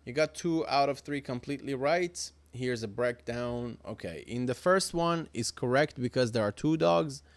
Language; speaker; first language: English; non-native, fluent; Persian